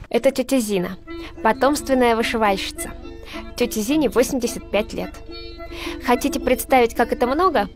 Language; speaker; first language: Russian; native; Russian